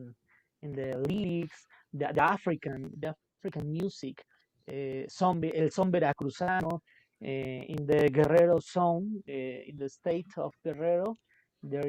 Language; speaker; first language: English; non-native, local second language; Spanish